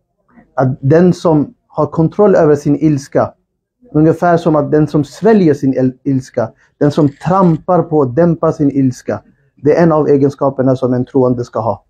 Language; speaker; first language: Swedish; non-native, fluent; Urdu